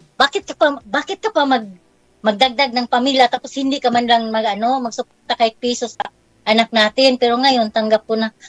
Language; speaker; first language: Filipino; non-native, local second language; Cebuano